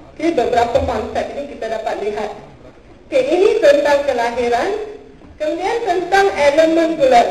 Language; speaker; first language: Malay; non-native, local second language; Tamil